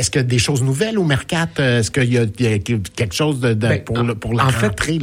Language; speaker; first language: French; native; French